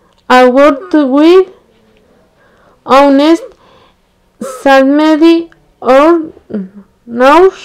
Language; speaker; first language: French; non-native, learner; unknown